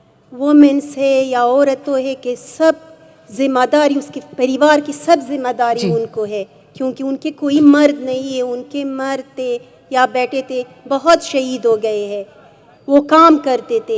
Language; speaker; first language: Hindi; non-native, fluent; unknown